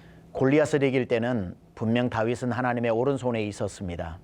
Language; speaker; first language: Korean; native; Korean